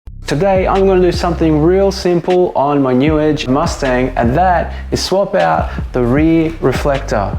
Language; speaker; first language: English; native; English